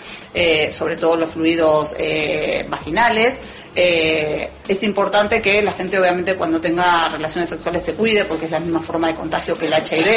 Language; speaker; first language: Spanish; native; Spanish